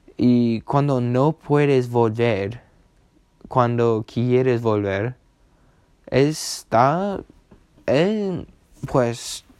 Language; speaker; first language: Spanish; non-native, learner; English